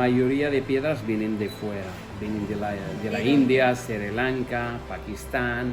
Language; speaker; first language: Spanish; non-native, fluent; Arabic